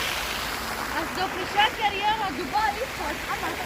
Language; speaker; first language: Swedish; early bilingual, other home language; Chechen